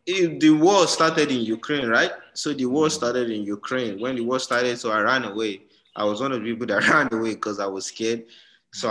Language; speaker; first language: English; non-native, local second language; Yoruba